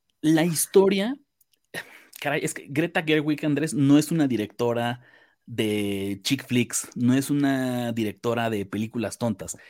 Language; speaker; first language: Spanish; native; Spanish